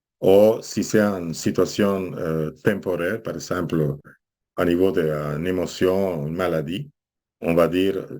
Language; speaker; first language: French; non-native, fluent; Spanish